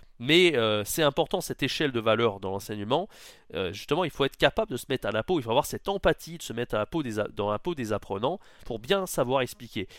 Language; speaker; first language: French; native; French